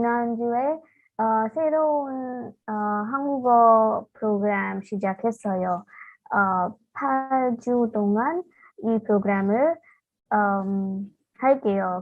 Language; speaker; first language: Korean; non-native, learner; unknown